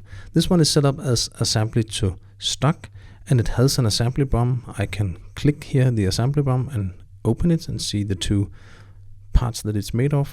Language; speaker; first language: English; non-native, fluent; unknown